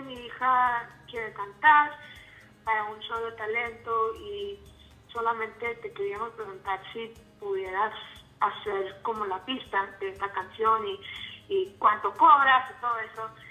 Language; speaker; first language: Spanish; early bilingual, heritage; Spanish